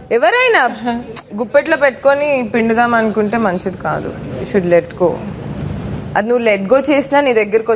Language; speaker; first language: Telugu; native; Telugu